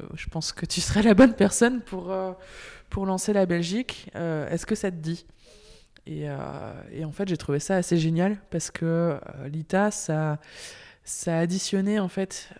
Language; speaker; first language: French; native; French